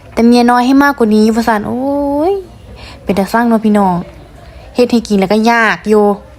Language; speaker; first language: Thai; native; Thai